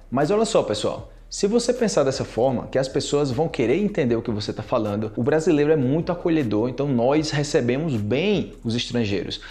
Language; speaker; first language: Portuguese; native; Portuguese